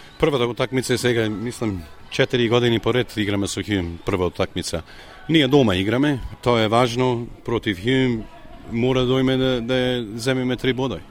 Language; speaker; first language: Macedonian; early bilingual, heritage; Macedonian